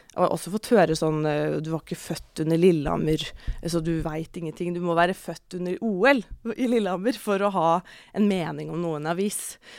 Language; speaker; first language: Norwegian; native; Norwegian